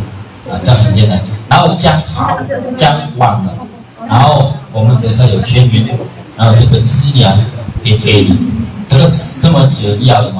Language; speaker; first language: Chinese; non-native, learner; Indonesian